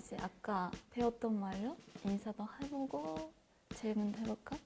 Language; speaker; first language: Korean; non-native, fluent; Japanese